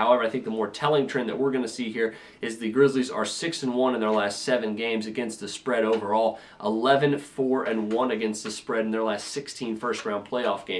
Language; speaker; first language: English; native; English